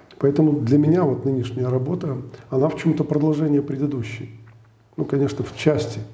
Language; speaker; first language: Russian; native; Russian